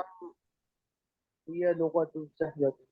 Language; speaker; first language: Arabic; non-native, learner; Urdu